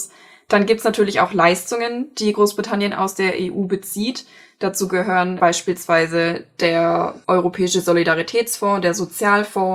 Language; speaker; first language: German; native; German